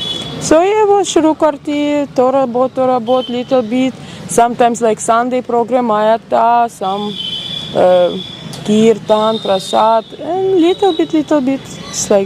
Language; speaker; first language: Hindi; non-native, learner; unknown